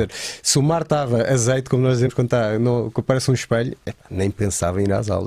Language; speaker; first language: Portuguese; native; Portuguese